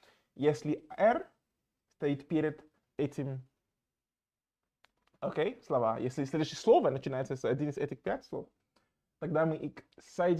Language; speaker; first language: Russian; non-native, fluent; English